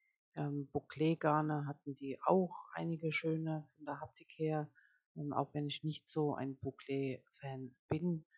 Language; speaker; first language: German; native; German